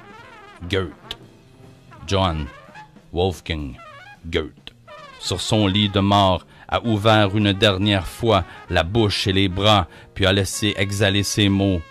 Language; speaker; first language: French; native; French